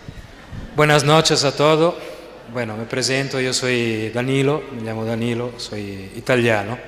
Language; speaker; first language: Spanish; non-native, fluent; Italian